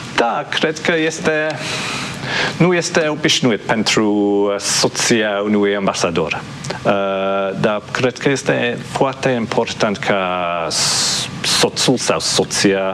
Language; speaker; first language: Romanian; non-native, fluent; English